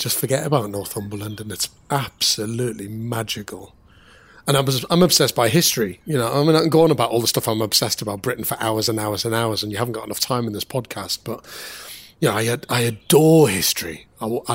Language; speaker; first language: English; native; English